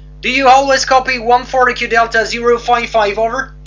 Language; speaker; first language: English; non-native, learner; French